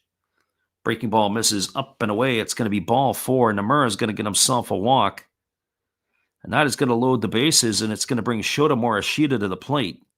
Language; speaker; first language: English; native; English